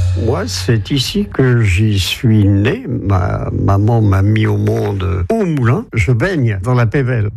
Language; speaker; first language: French; native; French